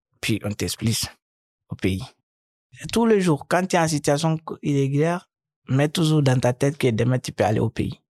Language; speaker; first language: French; non-native, local second language; Fula